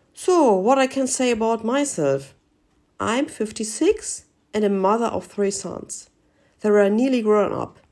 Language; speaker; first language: English; non-native, learner; German